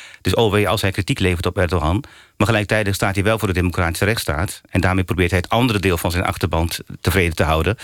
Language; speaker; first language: Dutch; early bilingual, other home language; Turkish